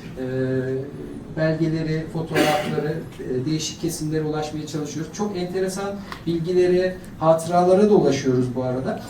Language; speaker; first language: Turkish; native; Turkish